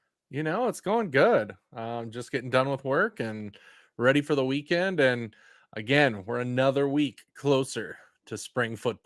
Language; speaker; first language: English; native; English